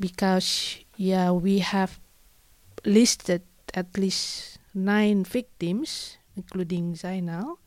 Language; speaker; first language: English; non-native, fluent; Indonesian